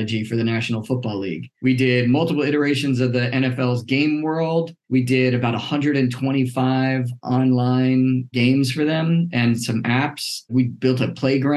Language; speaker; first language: English; native; English